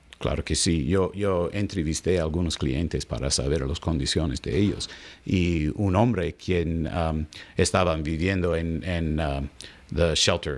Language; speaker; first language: Spanish; non-native, learner; English